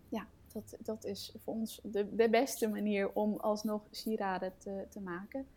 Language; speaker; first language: Dutch; non-native, fluent; Danish